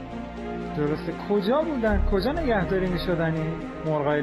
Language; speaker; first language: Persian; native; Persian